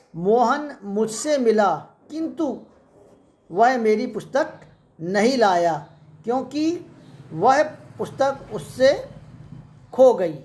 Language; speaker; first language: Hindi; native; Hindi